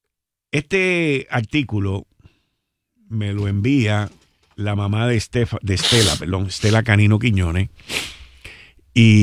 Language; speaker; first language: Spanish; native; Spanish